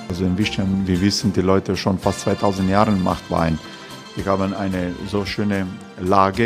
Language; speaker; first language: German; non-native, fluent; Croatian